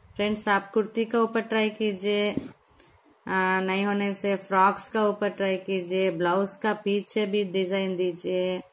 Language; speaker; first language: Hindi; non-native, local second language; Telugu